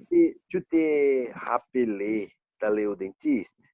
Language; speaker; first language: French; non-native, learner; Portuguese